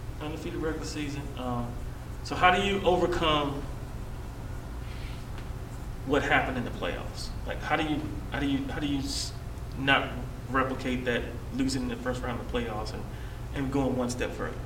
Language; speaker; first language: English; native; English